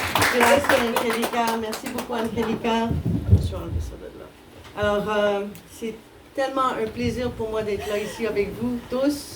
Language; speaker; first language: French; non-native, fluent; Spanish